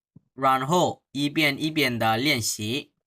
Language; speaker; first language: Chinese; non-native, fluent; Bangla